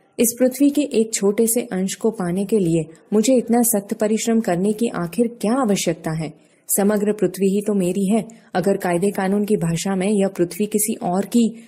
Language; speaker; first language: Hindi; non-native, local second language; Gujarati